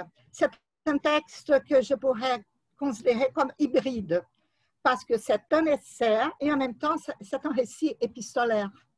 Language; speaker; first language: French; non-native, fluent; Portuguese